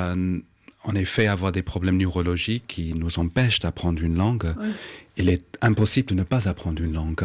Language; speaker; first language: French; non-native, fluent; English